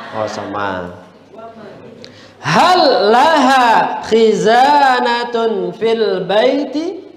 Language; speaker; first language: Arabic; non-native, fluent; Indonesian